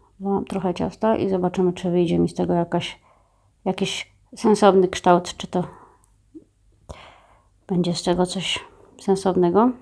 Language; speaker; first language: Polish; native; Polish